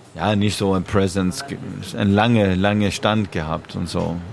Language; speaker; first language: German; non-native, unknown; French